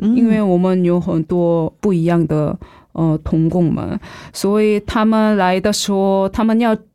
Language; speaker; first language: Chinese; non-native, fluent; Korean